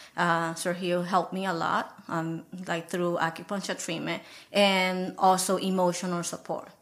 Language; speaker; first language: English; non-native, fluent; Burmese